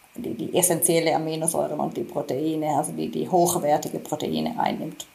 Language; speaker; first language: German; non-native, fluent; Finnish